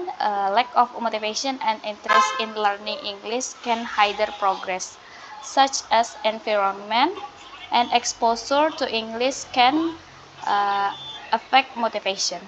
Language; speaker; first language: English; non-native, learner; Indonesian